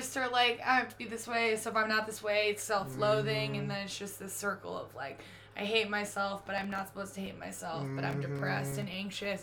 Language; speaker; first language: English; native; English